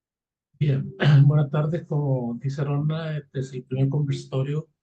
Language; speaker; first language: Spanish; native; Spanish